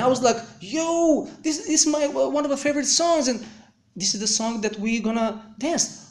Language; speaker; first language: English; non-native, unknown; Serbian